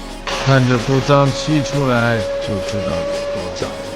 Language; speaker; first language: Chinese; native; Chinese